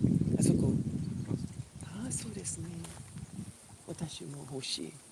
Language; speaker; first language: Japanese; non-native, learner; English